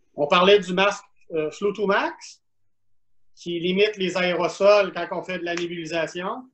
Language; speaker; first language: French; native; French